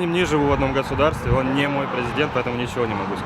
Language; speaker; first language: Russian; native; Russian